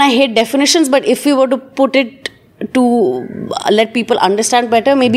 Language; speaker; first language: English; non-native, local second language; Hindi